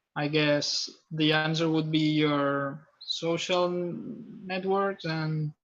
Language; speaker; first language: English; non-native, fluent; Catalan